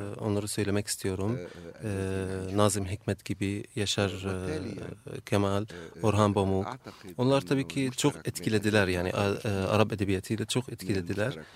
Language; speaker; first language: Turkish; non-native, fluent; Arabic